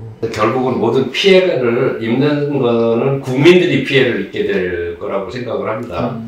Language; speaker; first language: Korean; native; Korean